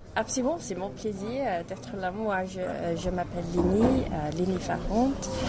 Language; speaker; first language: French; non-native, learner; English